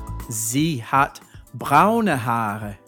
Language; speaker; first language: German; non-native, fluent; English